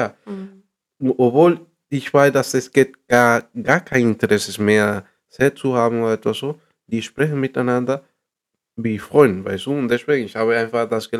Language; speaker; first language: German; non-native, learner; Spanish